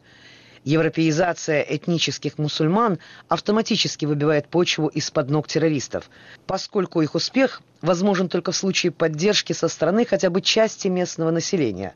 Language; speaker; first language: Russian; native; Russian